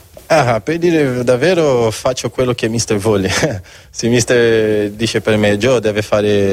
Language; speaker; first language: Italian; non-native, learner; Spanish